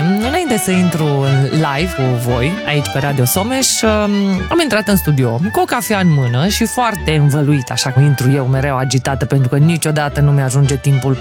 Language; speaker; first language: Romanian; native; Romanian